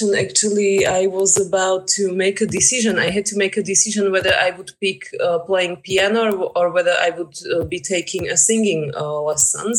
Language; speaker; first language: English; non-native, fluent; Slovak